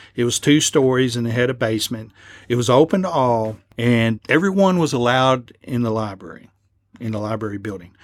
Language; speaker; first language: English; native; English